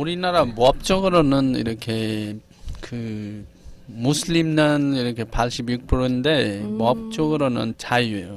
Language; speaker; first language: Korean; non-native, fluent; Bangla